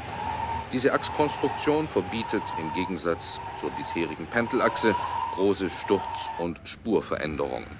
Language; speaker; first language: German; native; German